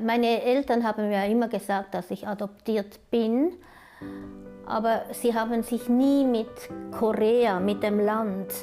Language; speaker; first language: German; early bilingual, other home language; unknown